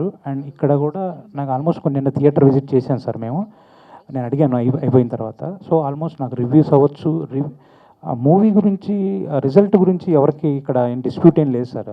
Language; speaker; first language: Telugu; native; Telugu